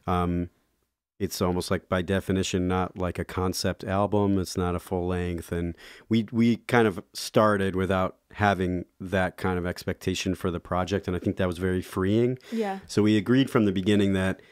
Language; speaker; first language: English; native; English